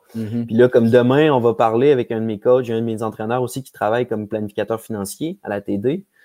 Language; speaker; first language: French; native; French